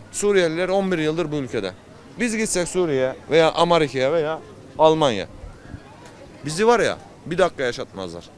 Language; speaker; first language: Turkish; native; Turkish